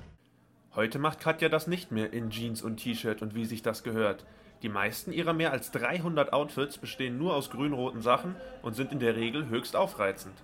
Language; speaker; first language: German; native; German